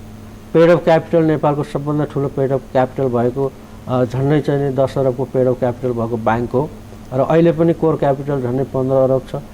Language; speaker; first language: Nepali; native; Nepali